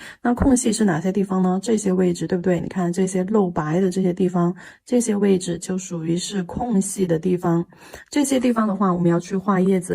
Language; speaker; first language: Chinese; native; Chinese